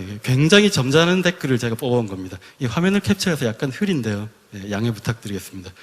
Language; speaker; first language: Korean; native; Korean